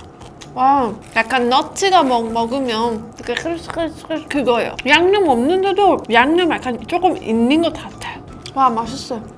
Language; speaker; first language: Korean; non-native, fluent; Persian